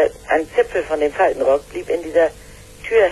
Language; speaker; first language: German; native; German